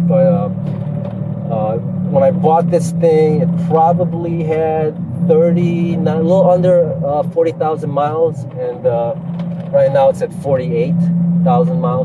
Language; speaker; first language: English; native; English